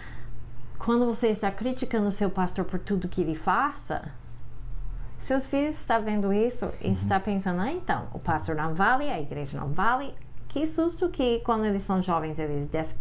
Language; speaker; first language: Portuguese; non-native, fluent; English